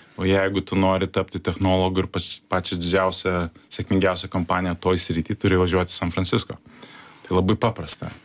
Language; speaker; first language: Lithuanian; native; Lithuanian